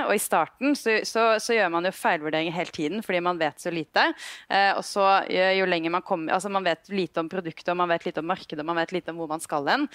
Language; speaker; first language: Norwegian; native; Norwegian